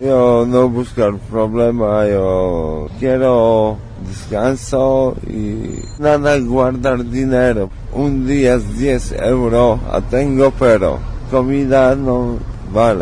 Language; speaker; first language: Spanish; non-native, learner; Polish